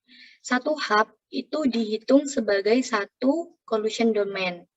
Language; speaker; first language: Indonesian; native; Indonesian